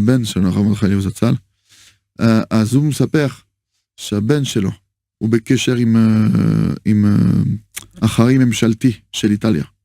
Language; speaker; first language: Hebrew; non-native, fluent; French